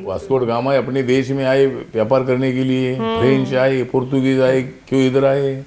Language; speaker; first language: Hindi; non-native, local second language; Marathi